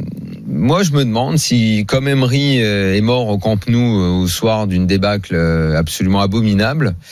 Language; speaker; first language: French; native; French